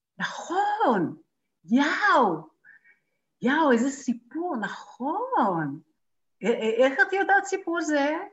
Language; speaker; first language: Hebrew; native; Hebrew